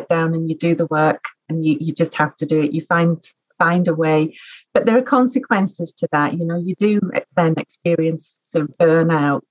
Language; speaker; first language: English; native; English